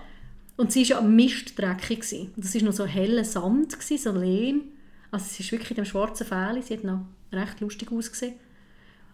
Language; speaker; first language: German; native; German